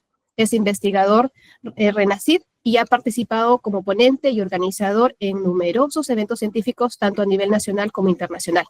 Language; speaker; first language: Spanish; native; Spanish